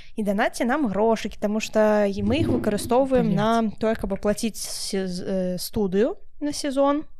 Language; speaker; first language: Belarusian; non-native, local second language; Russian